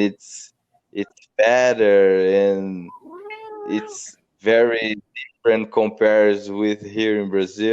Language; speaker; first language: English; non-native, learner; Portuguese